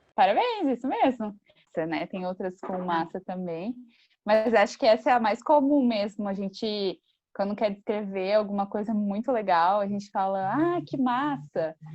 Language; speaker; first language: Portuguese; native; Portuguese